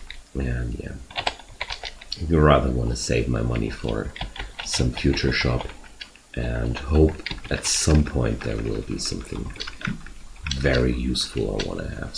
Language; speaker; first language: English; non-native, fluent; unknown